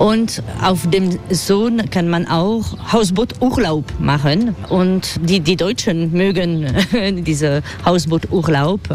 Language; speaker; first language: German; non-native, fluent; French